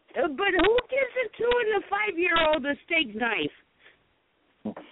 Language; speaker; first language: English; native; English